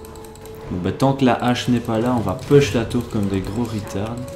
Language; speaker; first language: French; native; French